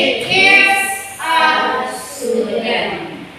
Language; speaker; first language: English; non-native, learner; Indonesian